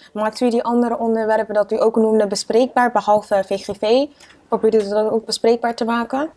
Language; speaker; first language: Dutch; native; Dutch